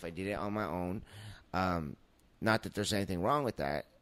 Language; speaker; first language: English; native; English